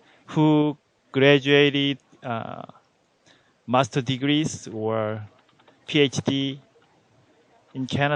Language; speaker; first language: English; non-native, learner; Korean